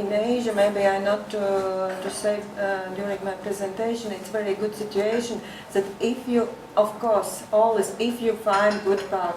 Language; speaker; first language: English; non-native, learner; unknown